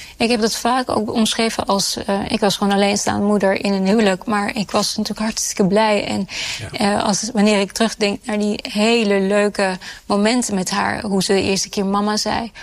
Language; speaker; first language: Dutch; early bilingual, other home language; Urdu